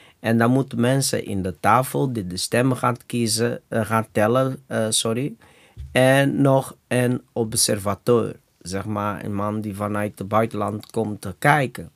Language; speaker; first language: Dutch; non-native, fluent; Portuguese